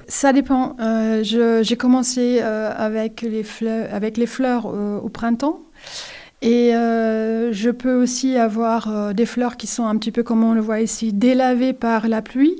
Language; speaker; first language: French; non-native, fluent; German